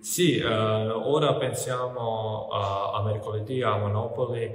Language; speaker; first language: Italian; non-native, learner; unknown